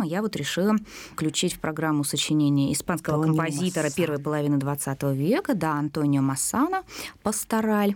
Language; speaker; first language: Russian; native; Russian